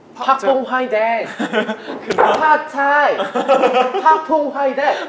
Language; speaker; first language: Korean; native; Korean